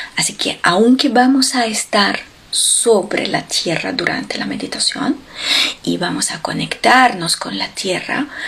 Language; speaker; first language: Spanish; non-native, fluent; Ukrainian